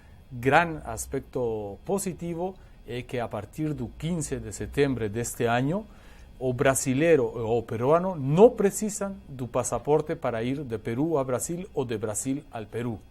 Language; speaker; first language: Portuguese; non-native, learner; Spanish